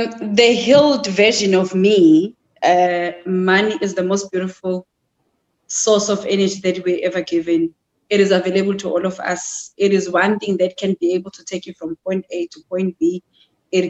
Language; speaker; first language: English; non-native, local second language; Zulu